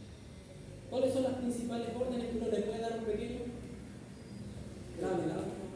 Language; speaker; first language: Spanish; native; Spanish